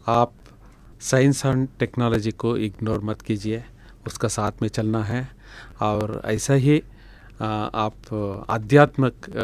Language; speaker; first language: Hindi; non-native, local second language; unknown